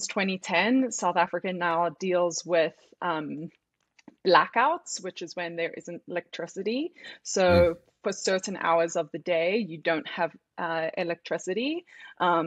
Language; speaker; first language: English; native; English